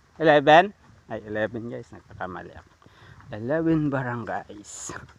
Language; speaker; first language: Filipino; native; Filipino